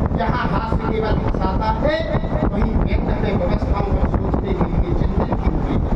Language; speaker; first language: Hindi; native; Hindi